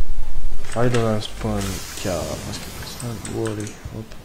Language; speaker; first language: French; native; French